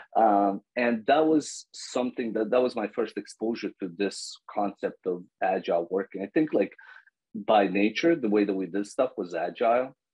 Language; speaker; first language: English; non-native, fluent; Bosnian